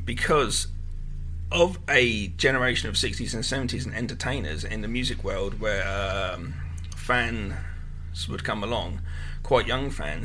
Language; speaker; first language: English; native; English